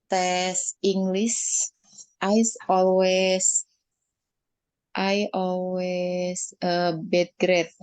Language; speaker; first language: English; non-native, learner; Indonesian